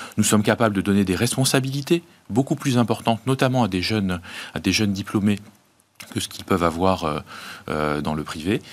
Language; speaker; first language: French; native; French